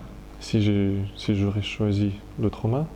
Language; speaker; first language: French; non-native, fluent; Russian